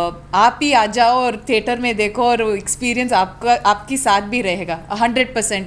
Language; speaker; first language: Hindi; non-native, local second language; Kannada